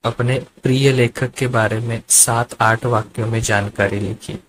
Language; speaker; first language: Hindi; non-native, local second language; Marathi